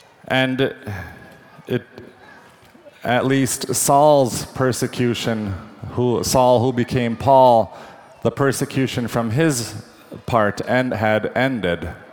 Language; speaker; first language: English; native; English